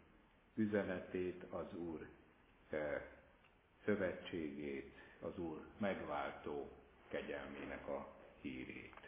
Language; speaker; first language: Hungarian; native; Hungarian